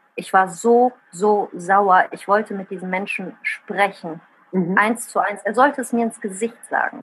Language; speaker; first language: German; early bilingual, other home language; Italian